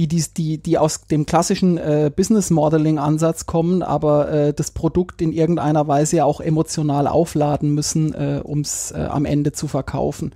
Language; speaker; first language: German; native; German